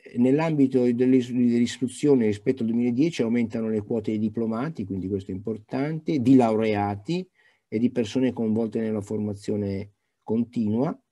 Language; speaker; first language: Italian; native; Italian